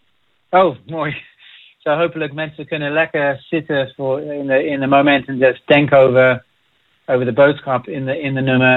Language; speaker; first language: Dutch; non-native, fluent; English